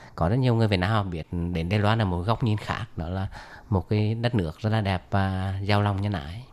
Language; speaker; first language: Vietnamese; native; Vietnamese